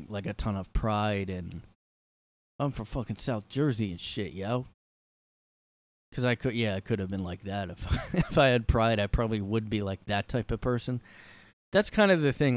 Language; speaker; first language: English; native; English